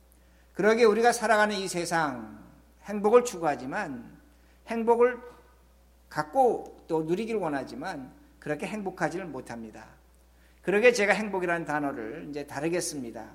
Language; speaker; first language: Korean; native; Korean